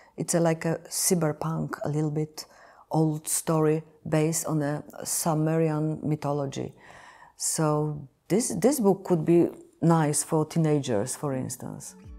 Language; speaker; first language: English; non-native, fluent; Polish